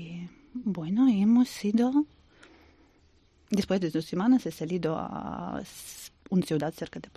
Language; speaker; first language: Spanish; non-native, learner; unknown